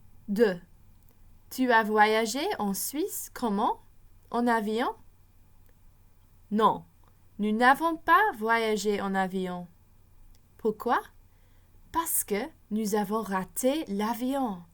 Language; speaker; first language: French; non-native, fluent; English